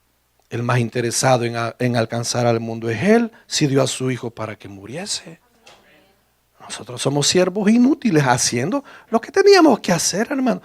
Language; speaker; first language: Spanish; native; Spanish